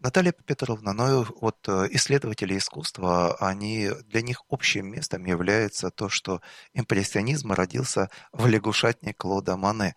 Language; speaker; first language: Russian; native; Russian